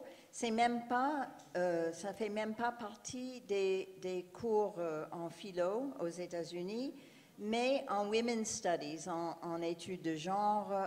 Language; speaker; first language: French; non-native, fluent; English